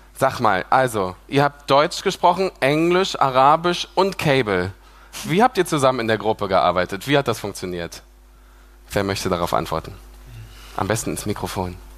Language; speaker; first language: German; native; German